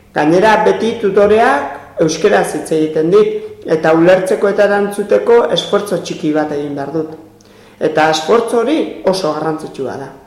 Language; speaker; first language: Basque; non-native, local second language; Spanish